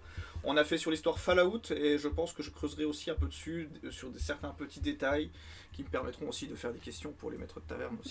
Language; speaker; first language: French; native; French